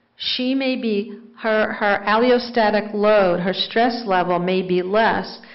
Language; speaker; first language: English; native; English